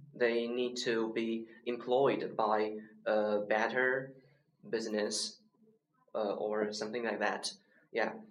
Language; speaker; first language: English; non-native, learner; Chinese